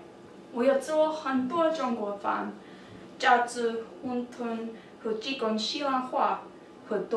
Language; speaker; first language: Chinese; non-native, learner; English